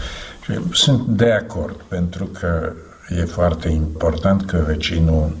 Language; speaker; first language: Romanian; non-native, fluent; Slovak